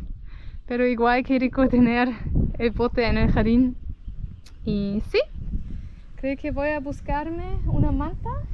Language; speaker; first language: Spanish; non-native, fluent; German